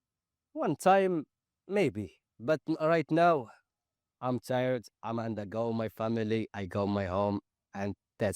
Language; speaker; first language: English; non-native, learner; Arabic